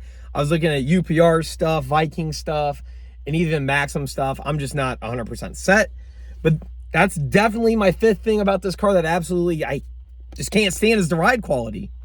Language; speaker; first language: English; native; English